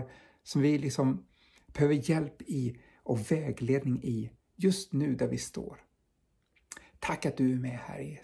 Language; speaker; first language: Swedish; native; Swedish